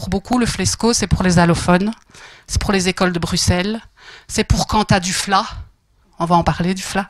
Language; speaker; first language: French; native; French